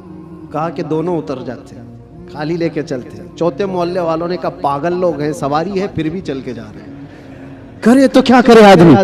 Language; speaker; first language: Urdu; native; Urdu